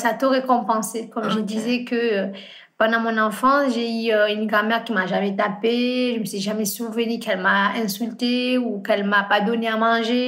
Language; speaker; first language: French; non-native, fluent; Fula